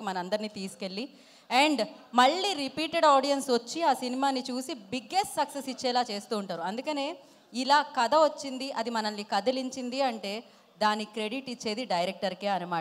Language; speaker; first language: Telugu; native; Telugu